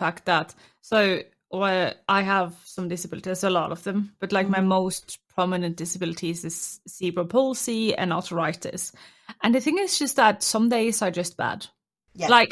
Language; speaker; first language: English; non-native, fluent; Norwegian